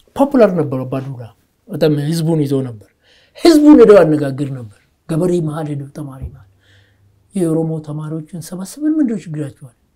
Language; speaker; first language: Amharic; non-native, local second language; Oromo